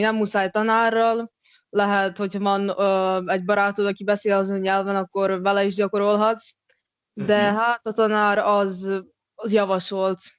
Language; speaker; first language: Hungarian; non-native, local second language; Russian